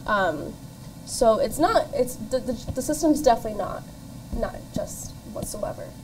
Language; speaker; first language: English; native; English